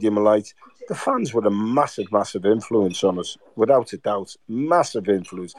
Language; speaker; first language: English; native; English